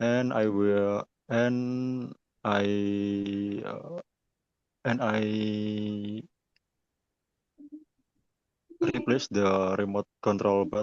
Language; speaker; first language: English; non-native, learner; Indonesian